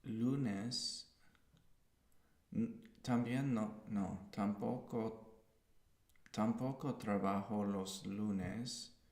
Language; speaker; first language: Spanish; non-native, learner; English